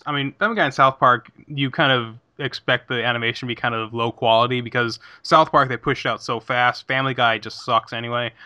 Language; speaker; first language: English; native; English